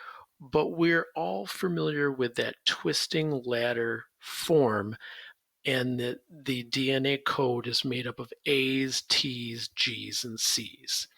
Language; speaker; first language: English; native; English